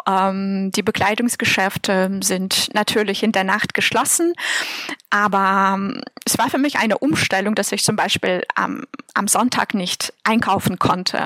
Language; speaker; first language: German; non-native, fluent; Russian